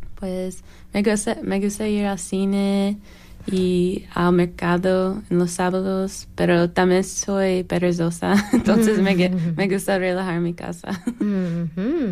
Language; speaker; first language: Spanish; non-native, learner; English